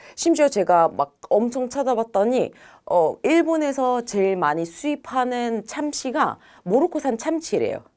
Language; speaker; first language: Korean; non-native, fluent; Arabic